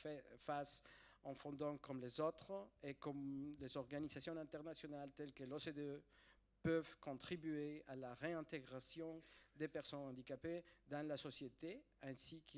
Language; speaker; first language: French; non-native, fluent; Spanish